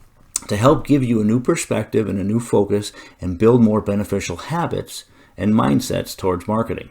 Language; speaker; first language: English; native; English